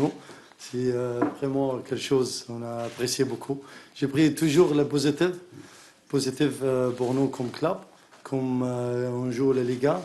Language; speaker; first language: French; non-native, learner; Arabic